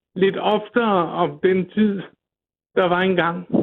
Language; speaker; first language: Danish; native; Danish